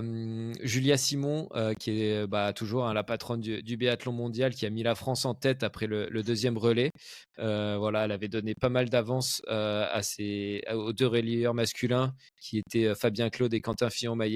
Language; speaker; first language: French; native; French